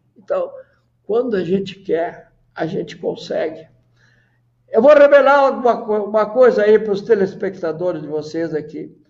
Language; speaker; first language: Portuguese; native; Portuguese